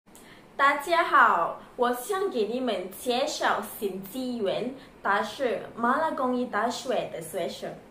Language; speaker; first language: Chinese; non-native, learner; Malay